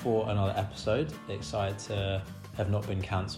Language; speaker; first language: English; native; English